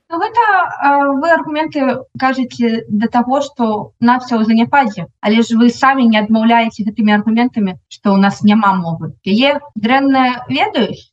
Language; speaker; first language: Belarusian; non-native, local second language; Russian